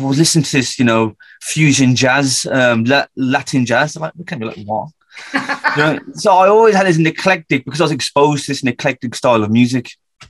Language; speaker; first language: English; native; English